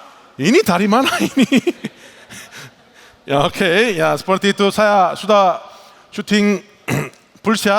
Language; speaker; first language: Indonesian; non-native, learner; Korean